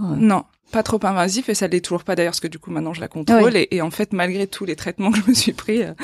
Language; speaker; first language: French; native; French